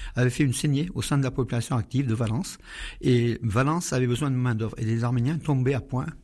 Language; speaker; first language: French; non-native, fluent; Armenian